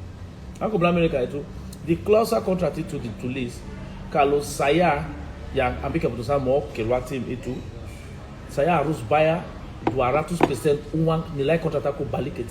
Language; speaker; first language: Indonesian; non-native, fluent; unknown